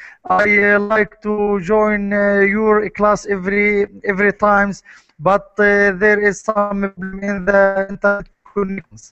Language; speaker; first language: English; non-native, learner; Arabic